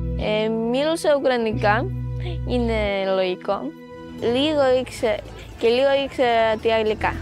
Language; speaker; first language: Greek; early bilingual, other home language; Ukrainian